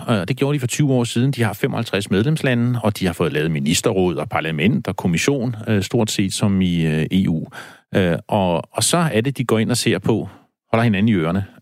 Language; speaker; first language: Danish; native; Danish